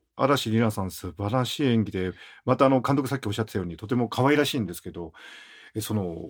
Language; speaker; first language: Japanese; native; Japanese